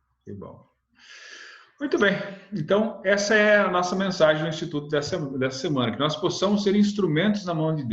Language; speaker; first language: Portuguese; native; Portuguese